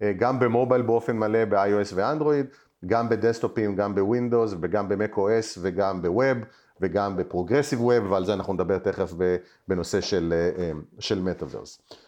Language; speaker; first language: Hebrew; native; Hebrew